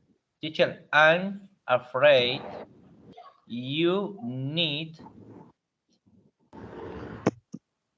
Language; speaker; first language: English; non-native, learner; Spanish